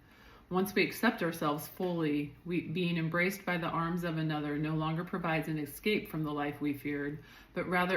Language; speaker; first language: English; native; English